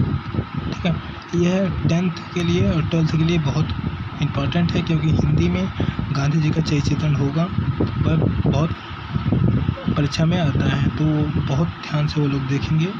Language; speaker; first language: Hindi; native; Hindi